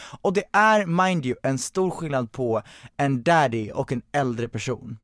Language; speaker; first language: Swedish; early bilingual, other home language; Hungarian